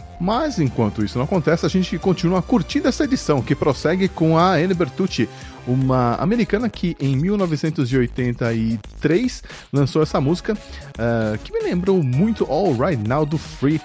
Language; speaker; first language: Portuguese; native; Portuguese